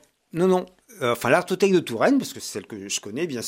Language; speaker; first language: French; native; French